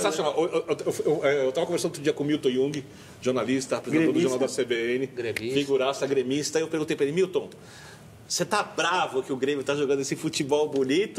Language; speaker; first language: Portuguese; native; Portuguese